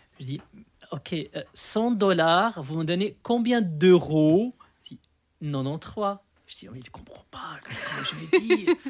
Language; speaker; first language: French; non-native, local second language; Arabic